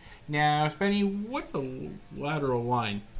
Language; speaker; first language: English; native; English